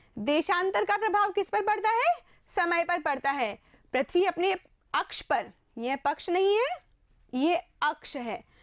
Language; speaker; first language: Hindi; native; Hindi